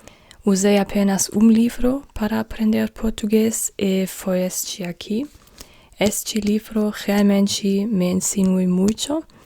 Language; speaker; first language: Portuguese; non-native, learner; German